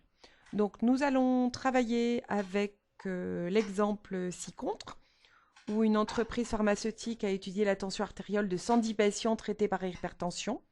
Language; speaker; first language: French; native; French